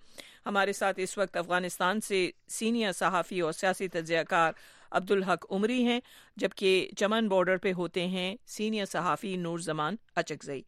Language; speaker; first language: Urdu; native; Urdu